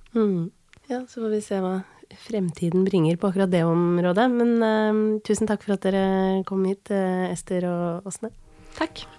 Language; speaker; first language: Norwegian; native; Norwegian